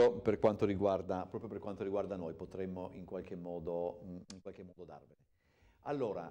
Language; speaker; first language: Italian; native; Italian